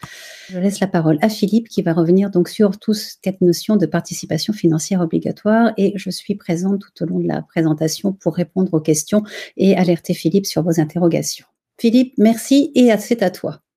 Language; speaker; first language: French; native; French